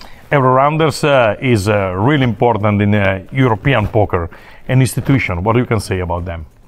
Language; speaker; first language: English; non-native, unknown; Italian